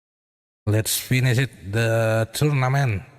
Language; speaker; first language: English; non-native, learner; Indonesian